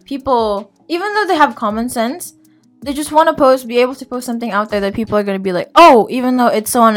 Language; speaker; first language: English; non-native, local second language; Filipino